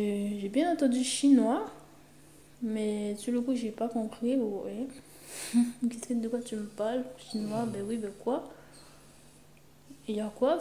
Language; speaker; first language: French; native; French